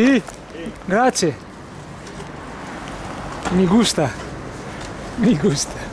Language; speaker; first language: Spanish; non-native, learner; French